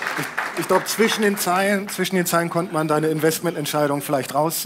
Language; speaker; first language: German; native; German